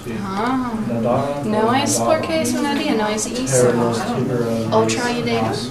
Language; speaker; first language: Spanish; non-native, fluent; English